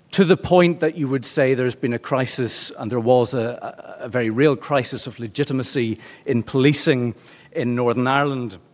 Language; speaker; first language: English; native; English